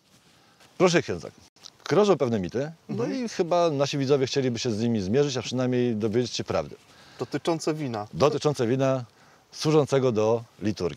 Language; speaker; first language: Polish; native; Polish